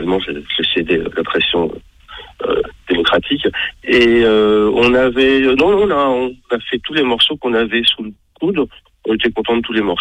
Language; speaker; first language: French; native; French